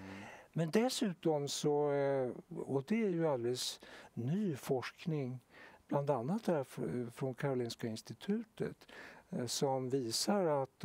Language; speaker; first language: Swedish; native; Swedish